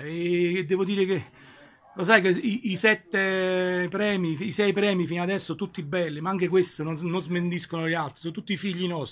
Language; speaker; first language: Italian; native; Italian